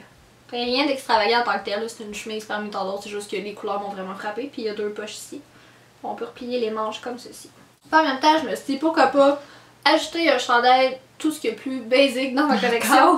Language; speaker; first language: French; native; French